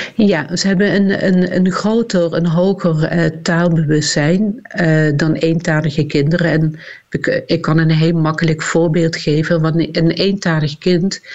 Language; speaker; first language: Dutch; native; Dutch